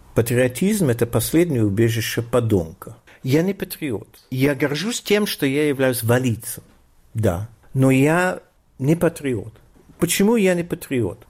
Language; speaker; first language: Russian; non-native, fluent; English